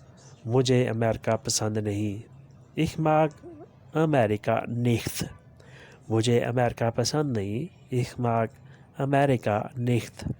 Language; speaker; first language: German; non-native, learner; Urdu